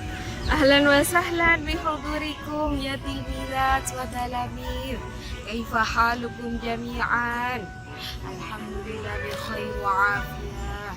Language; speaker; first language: Arabic; non-native, fluent; Indonesian